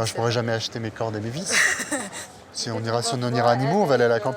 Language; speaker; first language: French; native; French